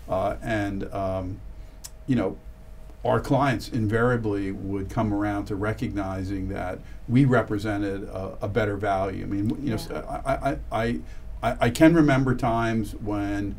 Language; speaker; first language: English; native; English